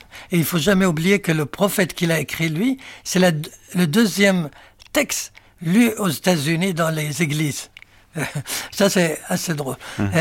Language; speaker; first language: French; non-native, local second language; Arabic